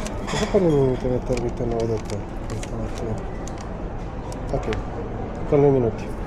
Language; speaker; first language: Finnish; non-native, learner; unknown